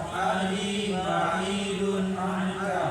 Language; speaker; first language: Arabic; non-native, learner; Indonesian